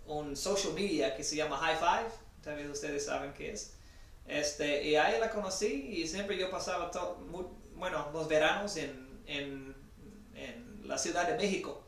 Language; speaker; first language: Spanish; non-native, fluent; English